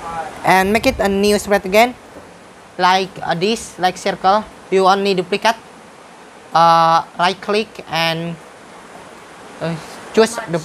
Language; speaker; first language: English; non-native, learner; Indonesian